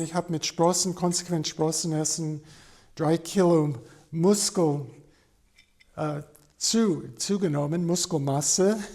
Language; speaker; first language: German; non-native, fluent; English